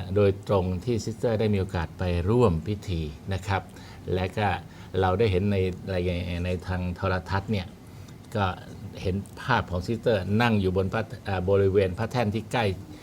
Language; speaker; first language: Thai; native; Thai